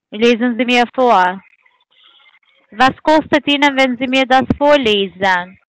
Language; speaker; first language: German; non-native, fluent; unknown